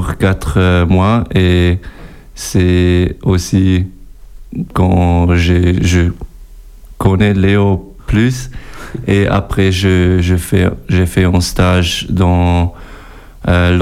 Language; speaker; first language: French; non-native, learner; German